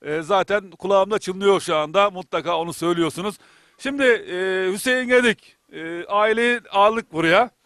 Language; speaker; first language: Turkish; native; Turkish